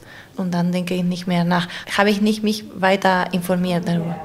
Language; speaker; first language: German; non-native, learner; Spanish